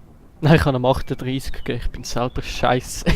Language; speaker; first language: German; native; German